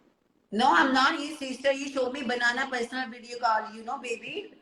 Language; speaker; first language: English; non-native, learner; Hindi